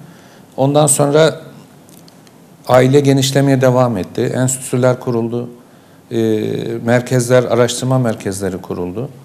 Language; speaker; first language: Turkish; native; Turkish